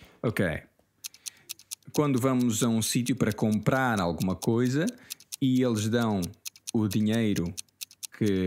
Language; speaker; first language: Portuguese; non-native, fluent; English